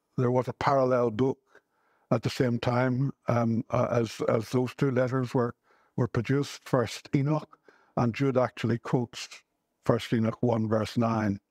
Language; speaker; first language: English; native; English